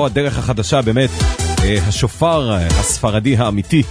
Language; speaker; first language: Hebrew; native; Hebrew